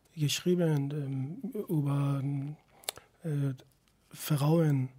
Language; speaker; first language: German; non-native, fluent; Persian